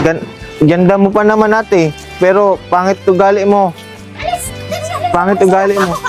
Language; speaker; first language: Filipino; non-native, learner; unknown